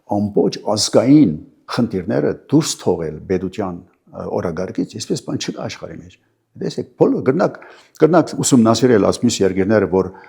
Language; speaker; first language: Armenian; early bilingual, heritage; Armenian